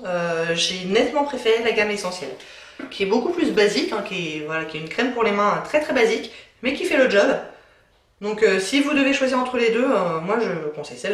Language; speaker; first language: French; native; French